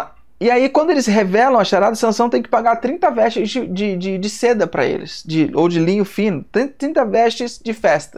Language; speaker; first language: Portuguese; native; Portuguese